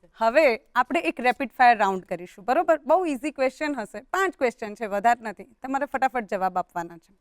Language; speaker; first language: Gujarati; native; Gujarati